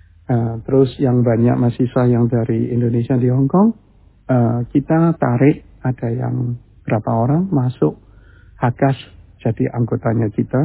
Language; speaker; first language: Indonesian; early bilingual, heritage; Chinese